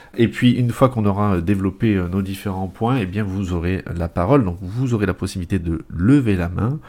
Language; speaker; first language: French; native; French